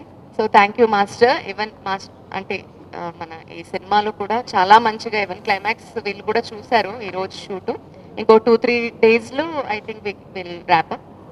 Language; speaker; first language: Telugu; non-native, fluent; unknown